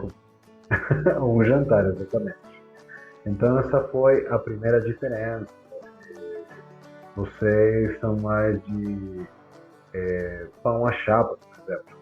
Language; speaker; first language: Portuguese; non-native, fluent; Spanish